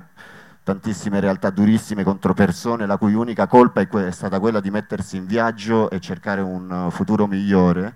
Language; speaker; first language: Italian; native; Italian